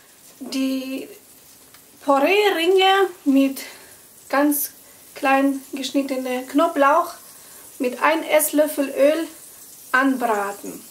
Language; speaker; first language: German; non-native, fluent; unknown